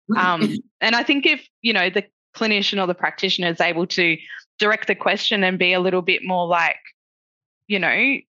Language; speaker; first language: English; native; English